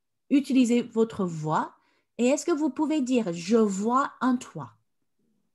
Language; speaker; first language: French; non-native, fluent; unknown